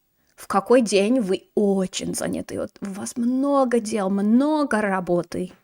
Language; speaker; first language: Russian; non-native, fluent; English